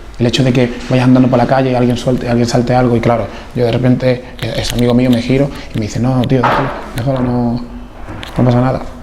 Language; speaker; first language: Spanish; early bilingual, other home language; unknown